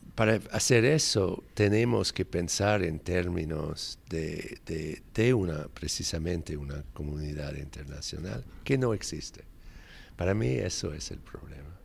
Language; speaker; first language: Spanish; non-native, fluent; English